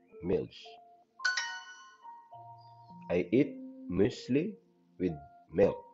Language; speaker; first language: English; non-native, learner; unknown